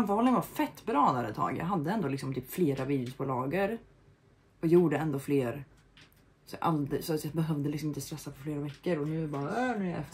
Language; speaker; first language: Swedish; native; Swedish